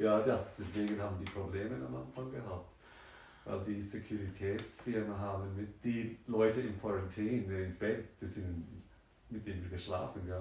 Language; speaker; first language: German; non-native, fluent; French